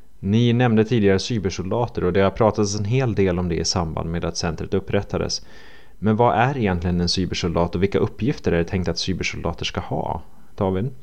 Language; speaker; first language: Swedish; native; Swedish